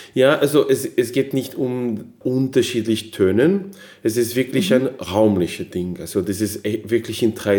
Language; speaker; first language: German; non-native, fluent; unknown